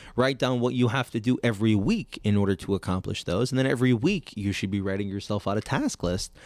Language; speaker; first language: English; native; English